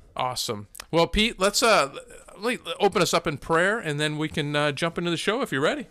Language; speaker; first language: English; native; English